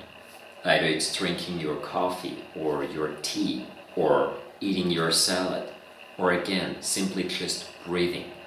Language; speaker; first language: English; non-native, fluent; German